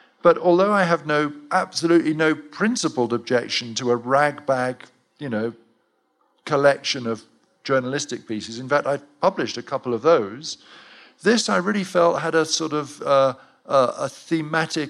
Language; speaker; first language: English; native; English